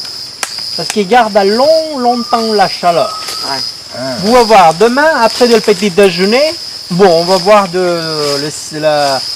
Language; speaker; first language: French; non-native, fluent; Spanish